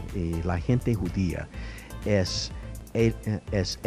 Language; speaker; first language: Spanish; non-native, fluent; English